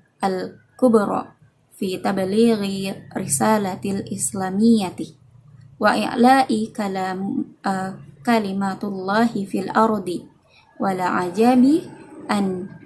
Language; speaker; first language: Arabic; non-native, fluent; Indonesian